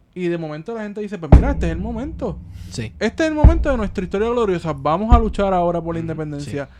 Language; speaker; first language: Spanish; native; Spanish